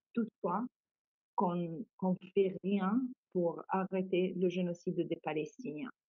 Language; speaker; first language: French; non-native, fluent; Italian